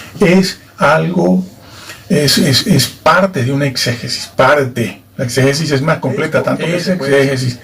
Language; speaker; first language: Spanish; native; Spanish